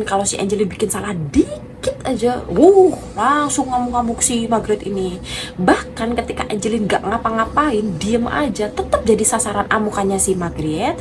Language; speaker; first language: Indonesian; native; Indonesian